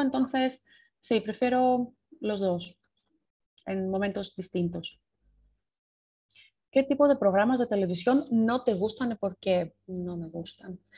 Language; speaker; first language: Spanish; non-native, fluent; Greek